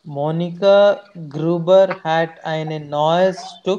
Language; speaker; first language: German; non-native, learner; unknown